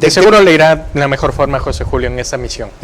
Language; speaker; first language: Spanish; native; Spanish